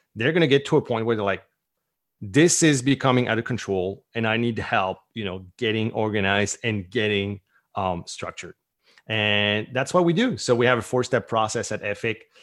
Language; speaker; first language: English; non-native, fluent; French